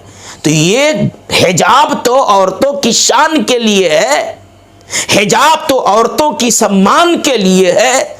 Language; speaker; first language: Urdu; native; Urdu